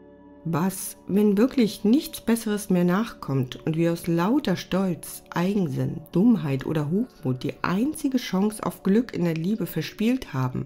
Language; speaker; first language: German; native; German